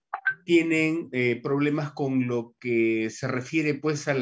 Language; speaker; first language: Spanish; native; Spanish